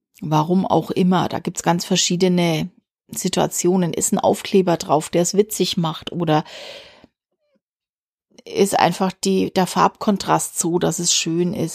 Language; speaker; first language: German; native; German